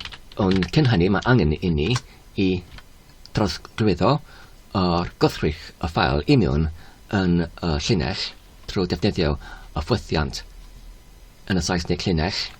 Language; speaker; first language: Welsh; non-native, learner; Polish